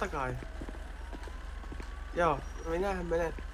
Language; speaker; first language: Finnish; native; Finnish